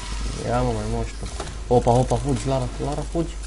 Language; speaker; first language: Romanian; native; Romanian